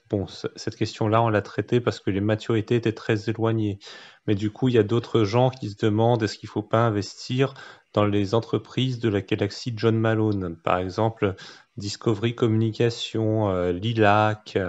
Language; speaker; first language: French; native; French